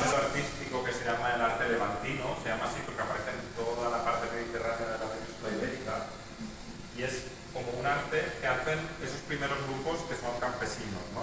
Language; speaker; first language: Spanish; native; Spanish